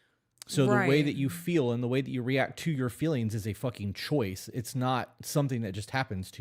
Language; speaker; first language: English; native; English